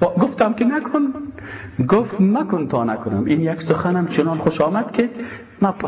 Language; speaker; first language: Persian; native; Persian